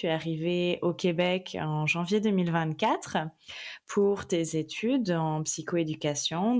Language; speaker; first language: French; native; French